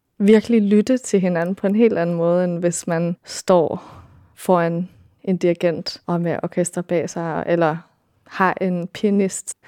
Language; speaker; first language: Danish; early bilingual, heritage; Danish